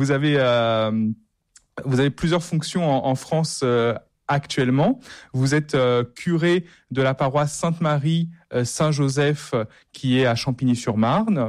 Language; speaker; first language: French; native; French